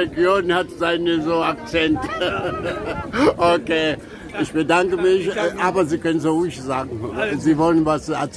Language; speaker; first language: German; non-native, learner; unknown